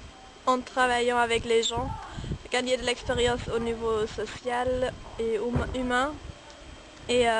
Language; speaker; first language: French; non-native, fluent; German